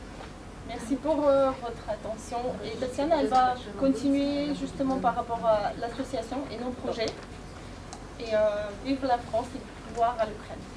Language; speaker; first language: French; non-native, fluent; Ukrainian